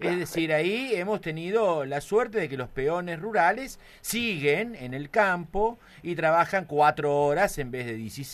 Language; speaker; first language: Spanish; native; Spanish